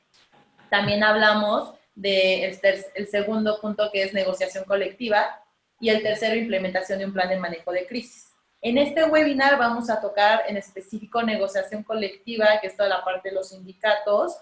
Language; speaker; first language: Spanish; native; Spanish